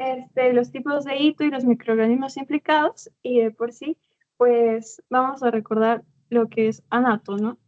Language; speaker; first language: Spanish; native; Spanish